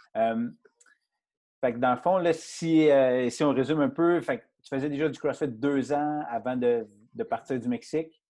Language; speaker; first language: French; native; French